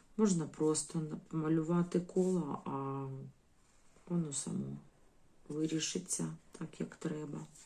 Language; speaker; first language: Ukrainian; non-native, local second language; Russian